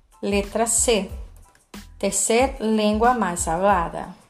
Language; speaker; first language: Spanish; non-native, fluent; Portuguese